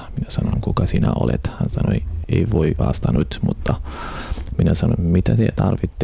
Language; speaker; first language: Finnish; non-native, learner; Arabic